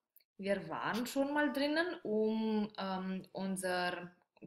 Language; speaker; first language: German; native; German